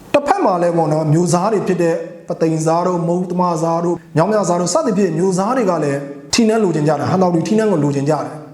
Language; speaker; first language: Burmese; non-native, local second language; Mon